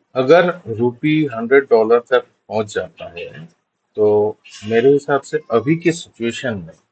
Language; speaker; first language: Hindi; non-native, local second language; Bangla